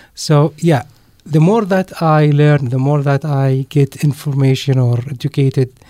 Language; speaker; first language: English; non-native, fluent; Arabic